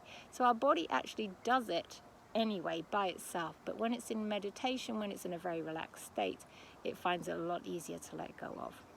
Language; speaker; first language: English; native; English